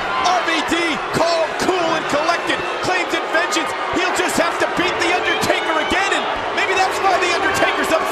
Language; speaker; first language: English; native; English